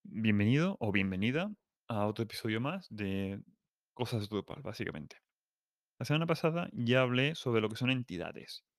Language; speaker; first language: Spanish; non-native, local second language; Catalan